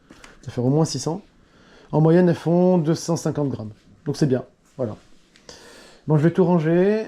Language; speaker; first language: French; native; French